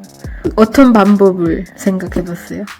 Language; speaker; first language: Korean; non-native, learner; Spanish